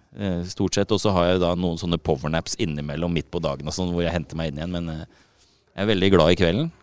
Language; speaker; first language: Norwegian; native; Norwegian